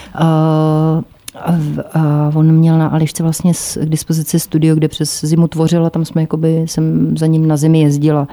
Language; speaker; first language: Czech; native; Czech